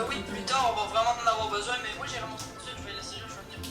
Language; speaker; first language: French; native; French